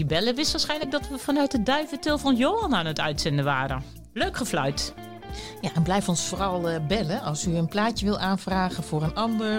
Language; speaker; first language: Dutch; native; Dutch